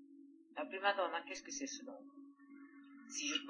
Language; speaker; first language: French; non-native, fluent; Greek